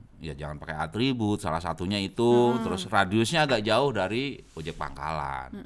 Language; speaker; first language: Indonesian; native; Indonesian